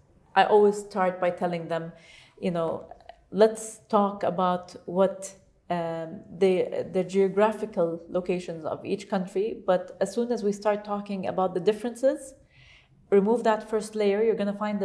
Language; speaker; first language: English; non-native, fluent; Arabic